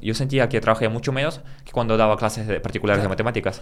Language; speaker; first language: Spanish; early bilingual, other home language; Russian